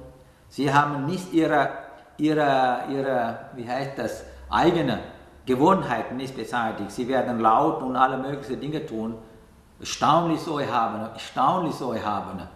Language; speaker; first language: German; non-native, fluent; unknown